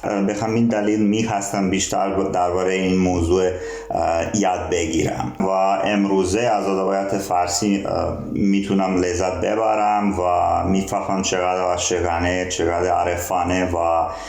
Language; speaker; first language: Persian; non-native, learner; Serbian